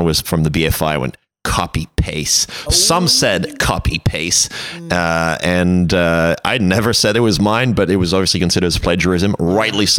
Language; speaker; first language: English; non-native, fluent; French